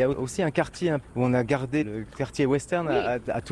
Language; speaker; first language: French; native; French